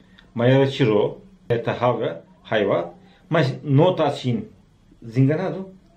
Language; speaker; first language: Portuguese; non-native, learner; Turkish